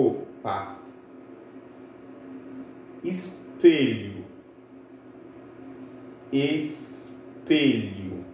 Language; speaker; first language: Portuguese; non-native, fluent; Haitian Creole